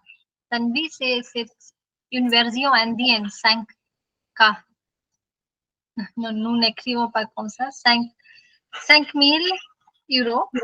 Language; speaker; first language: French; non-native, fluent; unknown